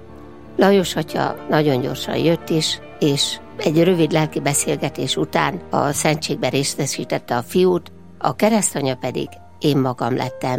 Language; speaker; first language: Hungarian; native; Hungarian